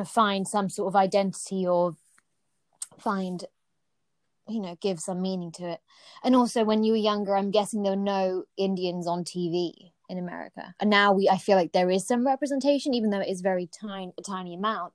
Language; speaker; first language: English; native; English